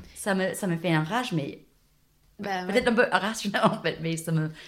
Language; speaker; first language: French; non-native, fluent; English